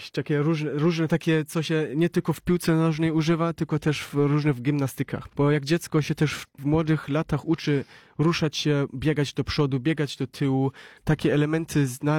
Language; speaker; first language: Polish; early bilingual, heritage; Polish